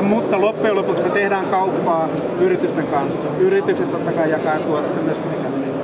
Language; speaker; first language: Finnish; native; Finnish